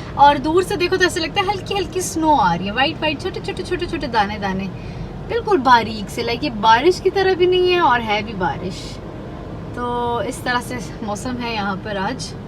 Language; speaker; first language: Urdu; native; Urdu